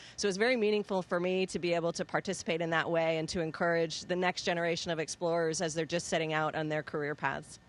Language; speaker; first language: English; native; English